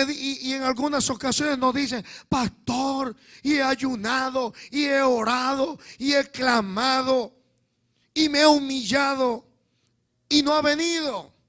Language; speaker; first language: Spanish; native; Spanish